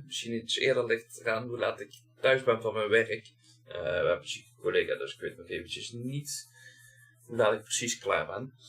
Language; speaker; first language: Dutch; native; Dutch